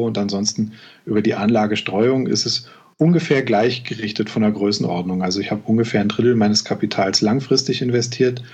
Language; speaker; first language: German; native; German